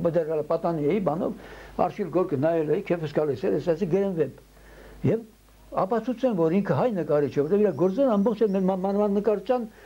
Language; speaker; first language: Armenian; early bilingual, heritage; Armenian